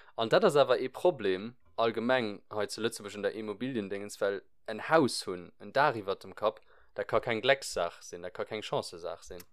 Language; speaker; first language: Luxembourgish; early bilingual, other home language; English